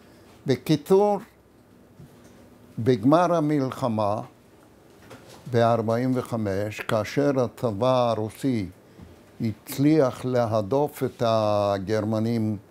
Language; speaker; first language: Hebrew; non-native, fluent; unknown